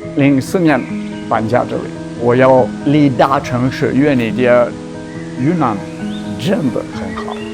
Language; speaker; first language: Chinese; non-native, fluent; French